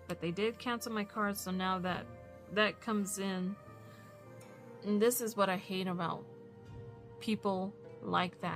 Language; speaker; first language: English; native; English